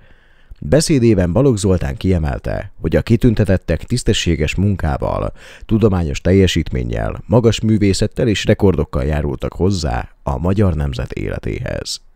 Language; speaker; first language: Hungarian; native; Hungarian